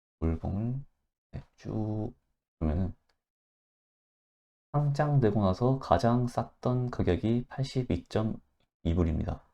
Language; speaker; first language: Korean; native; Korean